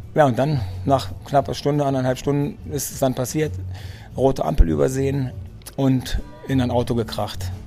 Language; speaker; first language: German; early bilingual, other home language; Greek